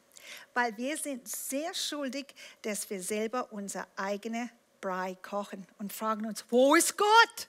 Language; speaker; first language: German; non-native, fluent; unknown